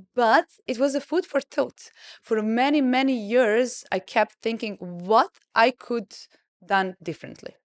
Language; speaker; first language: English; non-native, fluent; Serbian